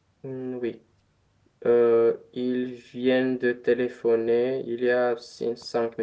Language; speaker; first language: French; non-native, learner; Romanian